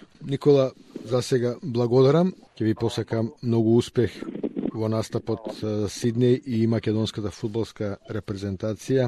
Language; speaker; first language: Macedonian; native; Macedonian